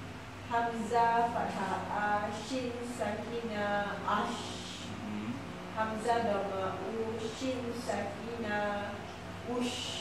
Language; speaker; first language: Arabic; non-native, learner; Malay